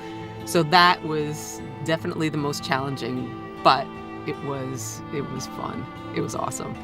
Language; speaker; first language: English; native; English